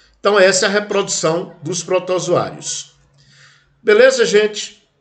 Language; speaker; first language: Portuguese; native; Portuguese